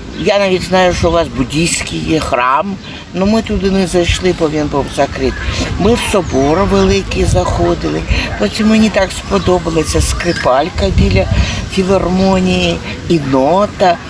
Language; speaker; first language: Ukrainian; non-native, local second language; Russian